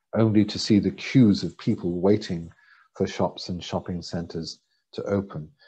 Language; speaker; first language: English; native; English